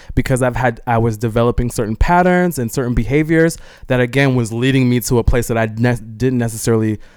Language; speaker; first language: English; native; English